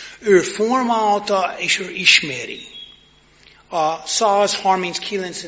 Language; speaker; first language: Hungarian; non-native, learner; English